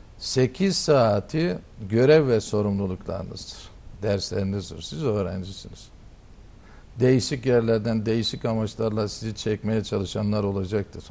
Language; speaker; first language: Turkish; native; Turkish